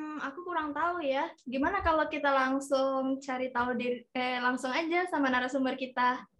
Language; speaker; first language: Indonesian; native; Indonesian